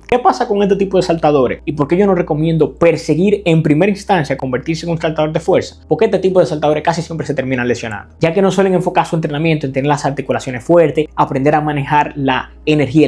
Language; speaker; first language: Spanish; native; Spanish